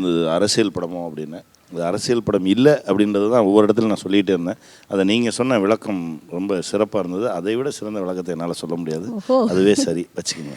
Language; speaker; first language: Tamil; native; Tamil